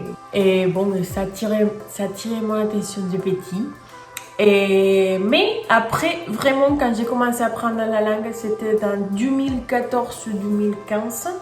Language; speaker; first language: French; non-native, fluent; Spanish